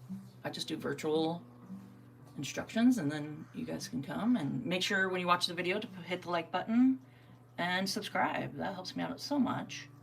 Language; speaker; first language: English; native; English